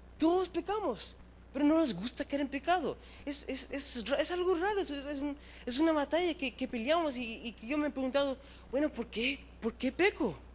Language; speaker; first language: Spanish; early bilingual, heritage; Spanish